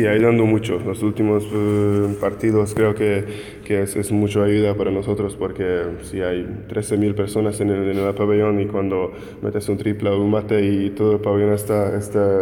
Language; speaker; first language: Spanish; non-native, fluent; Hungarian